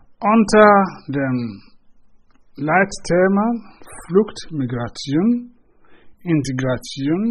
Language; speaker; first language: German; non-native, fluent; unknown